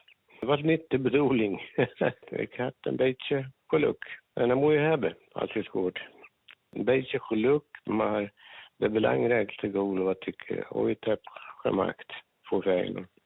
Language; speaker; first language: Dutch; non-native, fluent; Swedish